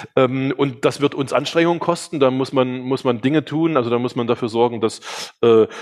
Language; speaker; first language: German; early bilingual, other home language; Hungarian